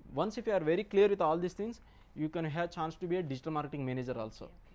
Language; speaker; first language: English; non-native, local second language; Telugu